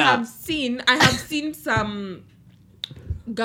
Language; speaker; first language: English; non-native, local second language; Luo (Kenya and Tanzania)